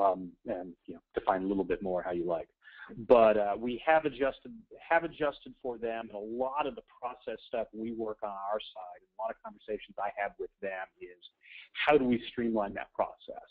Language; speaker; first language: English; native; English